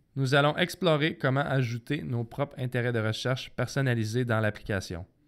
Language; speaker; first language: French; native; French